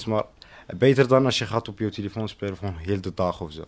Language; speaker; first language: Dutch; non-native, learner; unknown